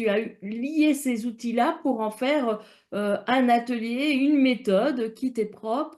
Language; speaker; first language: French; native; French